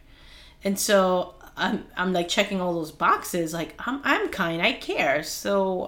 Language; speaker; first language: English; non-native, fluent; Spanish